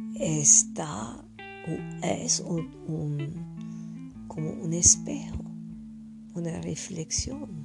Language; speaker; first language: Spanish; non-native, fluent; French